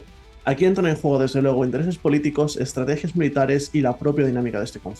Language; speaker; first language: Spanish; native; Spanish